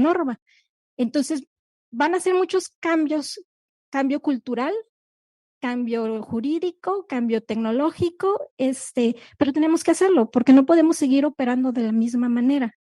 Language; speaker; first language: Spanish; native; Spanish